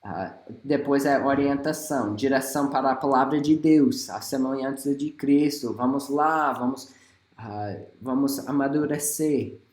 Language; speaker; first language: Portuguese; non-native, fluent; English